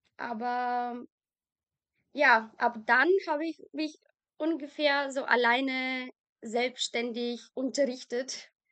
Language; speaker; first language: German; non-native, fluent; Bulgarian